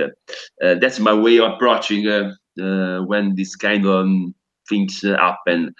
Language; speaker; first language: English; non-native, fluent; Italian